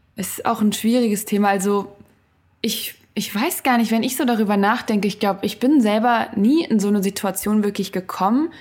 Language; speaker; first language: German; native; German